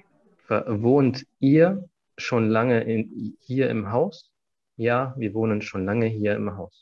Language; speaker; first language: German; non-native, fluent; Arabic